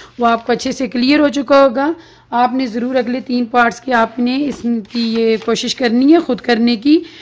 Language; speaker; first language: Urdu; native; Urdu